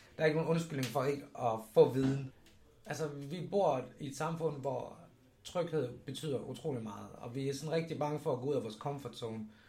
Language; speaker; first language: Danish; native; Danish